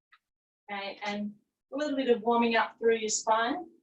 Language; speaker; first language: English; native; English